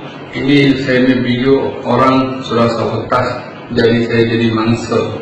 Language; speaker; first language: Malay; non-native, fluent; Bangla